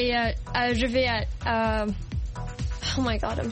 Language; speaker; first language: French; non-native, fluent; English